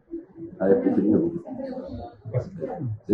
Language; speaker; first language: Indonesian; non-native, learner; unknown